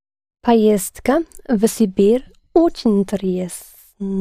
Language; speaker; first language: Russian; non-native, learner; English